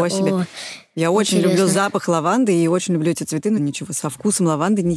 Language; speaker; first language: Russian; native; Russian